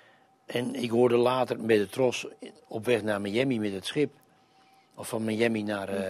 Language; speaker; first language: Dutch; native; Dutch